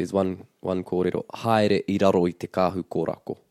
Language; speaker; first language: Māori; non-native, local second language; English